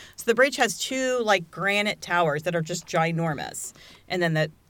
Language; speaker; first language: English; native; English